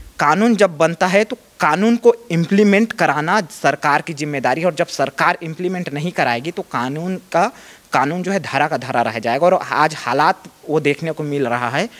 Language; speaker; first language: Hindi; native; Hindi